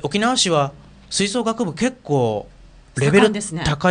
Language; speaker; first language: Japanese; native; Japanese